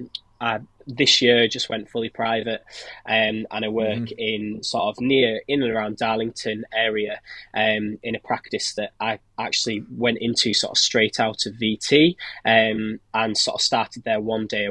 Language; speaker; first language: English; native; English